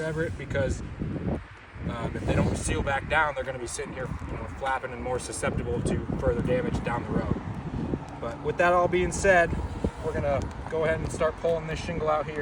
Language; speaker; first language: English; native; English